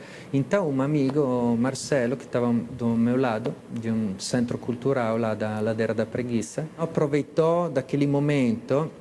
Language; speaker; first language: Portuguese; non-native, fluent; Italian